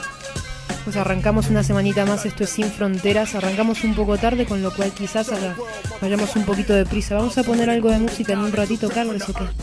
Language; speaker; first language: Spanish; native; Spanish